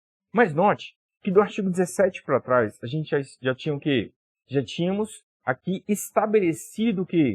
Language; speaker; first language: Portuguese; native; Portuguese